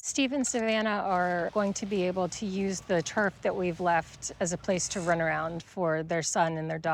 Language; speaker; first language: English; native; English